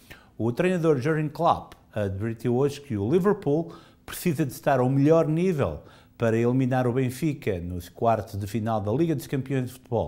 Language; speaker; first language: Portuguese; native; Portuguese